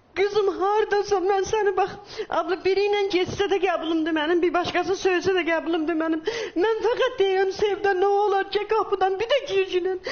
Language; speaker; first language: Turkish; non-native, learner; Persian